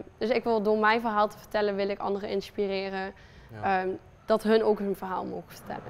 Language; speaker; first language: Dutch; early bilingual, other home language; Spanish